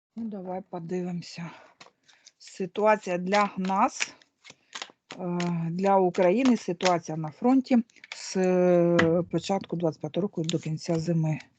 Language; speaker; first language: Ukrainian; non-native, local second language; Russian